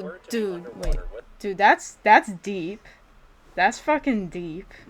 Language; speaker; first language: English; native; English